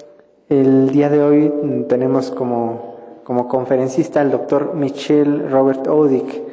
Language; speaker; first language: Spanish; native; Spanish